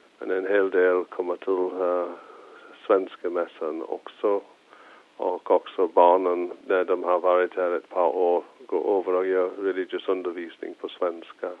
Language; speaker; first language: Swedish; non-native, fluent; English